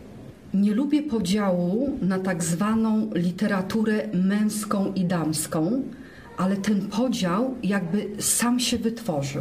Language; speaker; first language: Polish; native; Polish